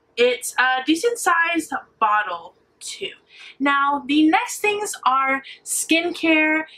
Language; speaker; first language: English; native; English